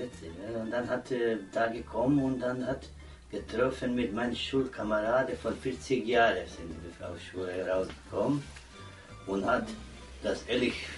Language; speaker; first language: German; non-native, learner; Croatian